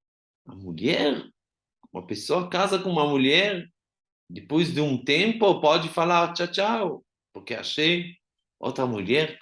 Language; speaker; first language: Portuguese; non-native, fluent; Hebrew